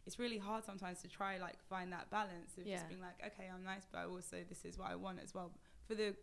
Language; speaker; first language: English; native; English